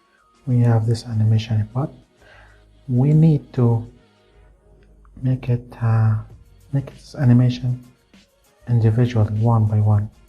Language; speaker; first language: English; non-native, fluent; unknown